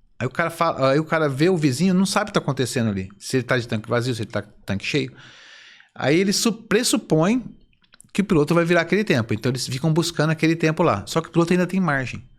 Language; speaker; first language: Portuguese; native; Portuguese